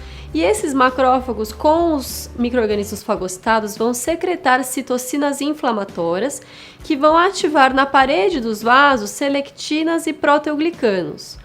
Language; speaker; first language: Portuguese; native; Portuguese